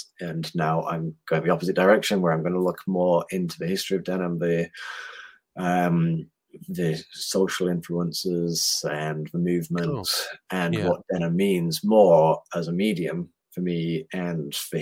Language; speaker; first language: English; native; English